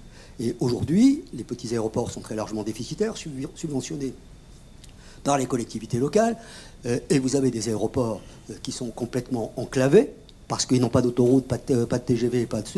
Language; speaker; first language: French; native; French